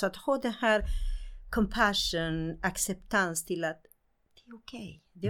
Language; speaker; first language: Swedish; non-native, fluent; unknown